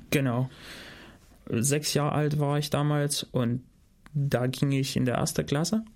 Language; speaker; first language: German; non-native, fluent; Albanian